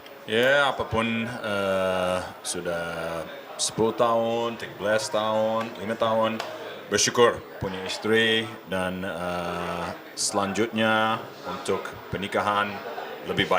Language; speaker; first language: Indonesian; non-native, learner; English